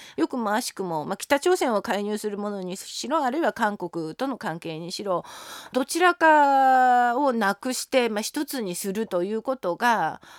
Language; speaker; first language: Japanese; non-native, fluent; Korean